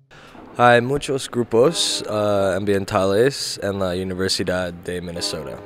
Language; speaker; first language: Spanish; non-native, learner; English